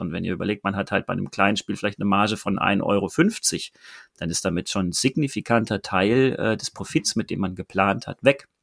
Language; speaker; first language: German; native; German